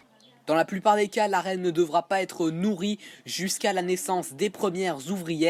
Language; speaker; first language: French; native; French